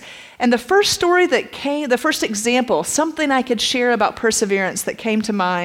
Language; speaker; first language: English; native; English